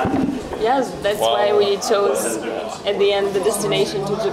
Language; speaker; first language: English; non-native, fluent; German